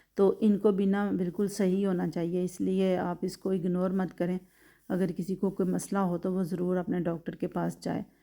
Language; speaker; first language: Urdu; native; Urdu